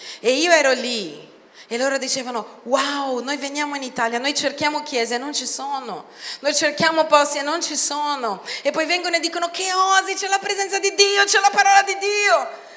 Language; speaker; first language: Italian; non-native, fluent; Portuguese